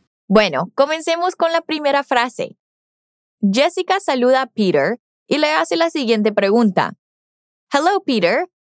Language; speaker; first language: Spanish; non-native, fluent; English